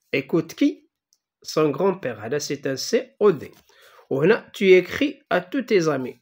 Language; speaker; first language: French; non-native, local second language; Arabic